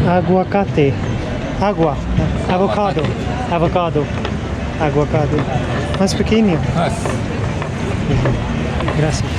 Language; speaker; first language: Spanish; non-native, learner; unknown